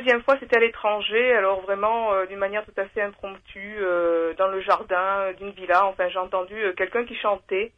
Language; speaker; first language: French; native; French